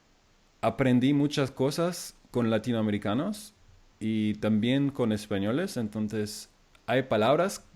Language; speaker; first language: Spanish; non-native, fluent; German